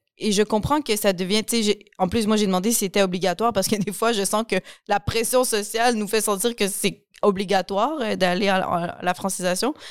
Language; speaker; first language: French; native; French